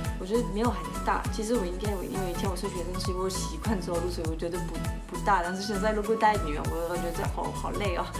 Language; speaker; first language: Chinese; non-native, fluent; French